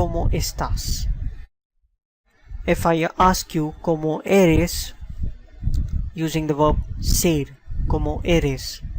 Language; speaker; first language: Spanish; non-native, fluent; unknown